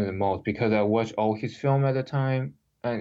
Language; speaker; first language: English; non-native, fluent; Chinese